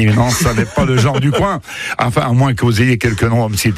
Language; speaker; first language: French; native; French